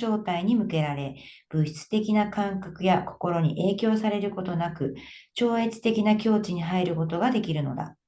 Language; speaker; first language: Japanese; native; Japanese